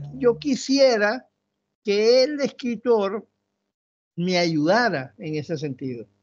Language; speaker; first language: Spanish; native; Spanish